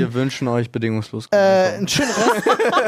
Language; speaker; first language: German; native; German